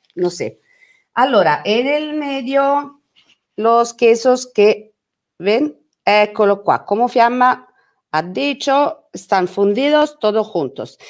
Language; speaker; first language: Spanish; non-native, learner; Italian